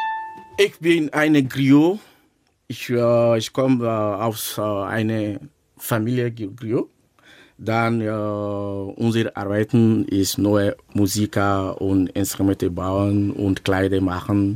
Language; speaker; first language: German; non-native, learner; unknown